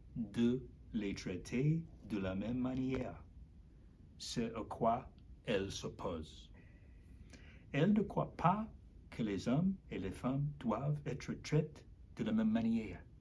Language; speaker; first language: French; non-native, learner; English